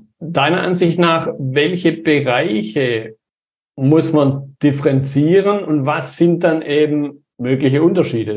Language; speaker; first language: German; native; German